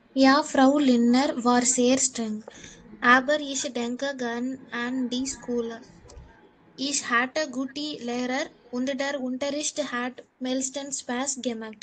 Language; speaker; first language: German; non-native, learner; Tamil